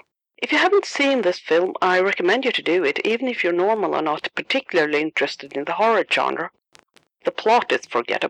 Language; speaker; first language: English; non-native, fluent; Swedish